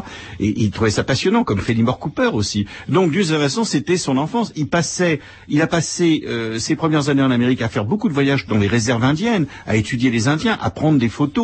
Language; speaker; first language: French; native; French